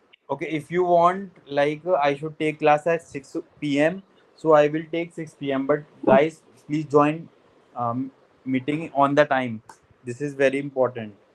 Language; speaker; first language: English; non-native, local second language; Hindi